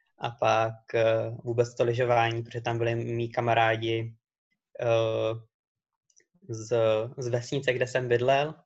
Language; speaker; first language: Czech; native; Czech